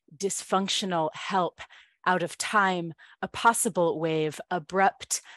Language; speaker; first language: English; native; English